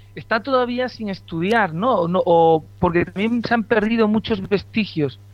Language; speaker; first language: Spanish; native; Spanish